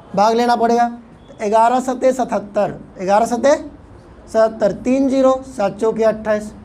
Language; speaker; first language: Hindi; native; Hindi